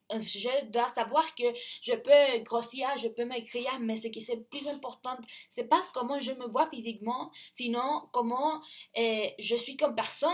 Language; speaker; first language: French; non-native, learner; Spanish